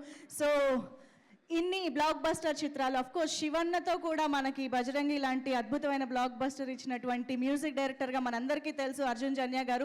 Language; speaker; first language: Telugu; native; Telugu